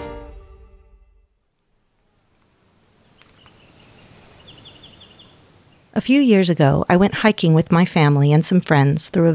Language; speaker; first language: English; native; English